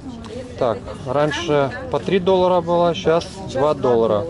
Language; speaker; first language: Russian; native; Russian